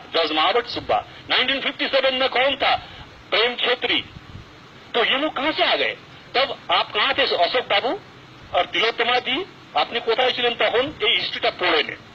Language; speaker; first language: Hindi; non-native, local second language; Nepali